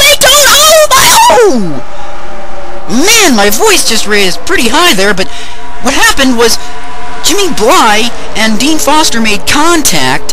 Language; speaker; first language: English; native; English